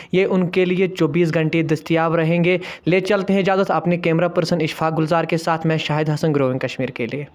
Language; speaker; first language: Hindi; non-native, local second language; Kashmiri